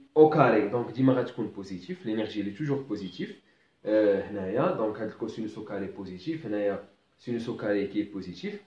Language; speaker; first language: French; non-native, local second language; Arabic